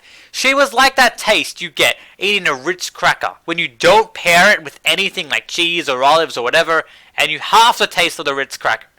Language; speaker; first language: English; native; English